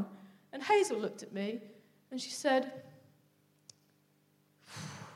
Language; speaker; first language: English; native; English